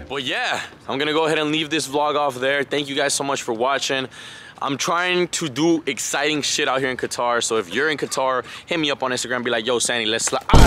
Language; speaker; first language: English; early bilingual, other home language; Spanish